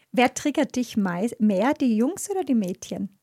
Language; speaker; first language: German; native; German